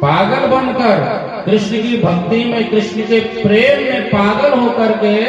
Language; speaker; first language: Hindi; non-native, local second language; Gujarati